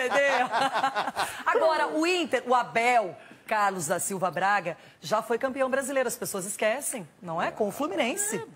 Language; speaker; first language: Portuguese; native; Portuguese